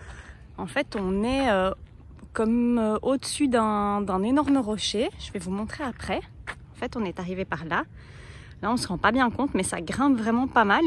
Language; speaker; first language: French; native; French